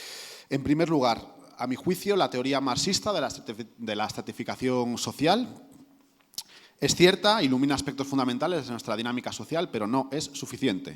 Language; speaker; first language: Spanish; native; Spanish